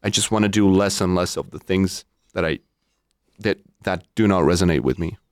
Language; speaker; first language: English; non-native, fluent; Czech